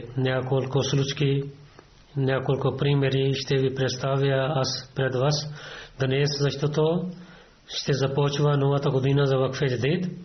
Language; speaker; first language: Bulgarian; non-native, fluent; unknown